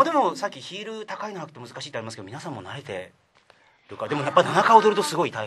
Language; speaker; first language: Japanese; native; Japanese